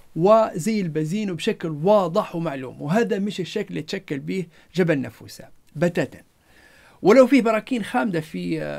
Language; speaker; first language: Arabic; non-native, local second language; Berber languages